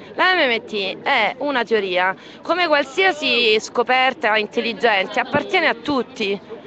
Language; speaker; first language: Italian; native; Italian